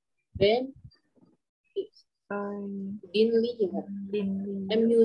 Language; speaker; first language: Turkish; non-native, learner; Indonesian